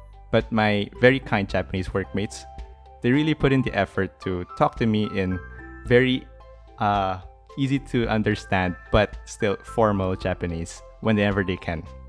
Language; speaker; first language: English; non-native, local second language; Filipino